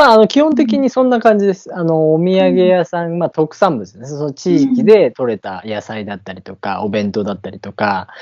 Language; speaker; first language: Japanese; native; Japanese